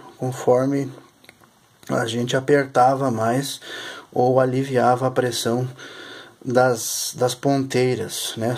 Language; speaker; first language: Portuguese; native; Portuguese